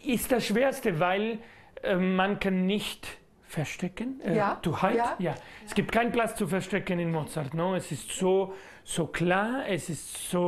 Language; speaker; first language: German; non-native, learner; Spanish